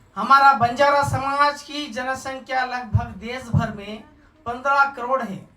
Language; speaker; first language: Hindi; non-native, local second language; Lambadi